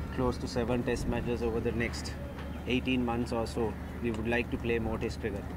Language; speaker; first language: English; non-native, local second language; Sinhala